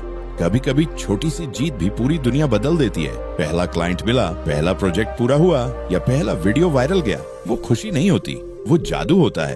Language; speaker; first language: Hindi; native; Hindi